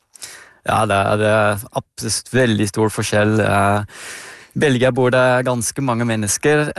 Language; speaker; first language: Norwegian; non-native, learner; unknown